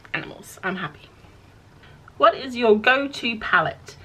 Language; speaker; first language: English; native; English